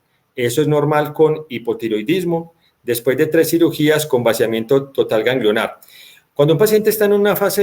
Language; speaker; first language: Spanish; native; Spanish